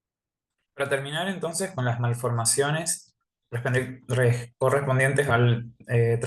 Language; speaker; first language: Spanish; native; Spanish